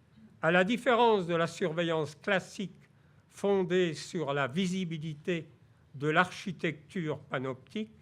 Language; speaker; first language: French; native; French